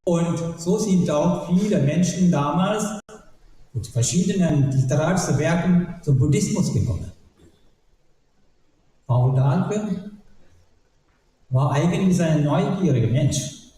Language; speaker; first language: German; non-native, learner; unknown